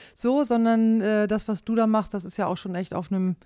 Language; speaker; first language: German; non-native, local second language; Low German